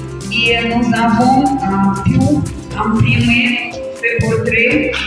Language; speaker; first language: French; non-native, fluent; Russian